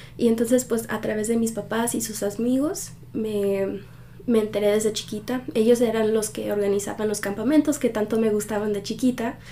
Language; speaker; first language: Spanish; early bilingual, heritage; Spanish